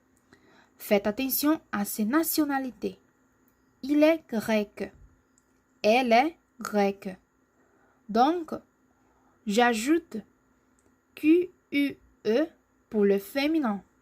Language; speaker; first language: French; non-native, fluent; Portuguese